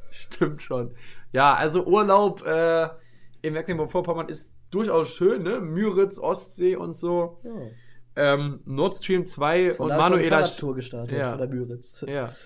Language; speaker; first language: German; native; German